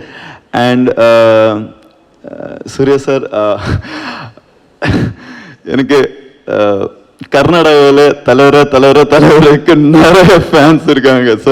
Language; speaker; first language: Tamil; non-native, learner; Kannada